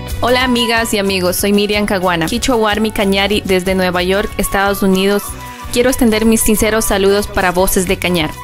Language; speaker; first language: Spanish; non-native, local second language; Quechua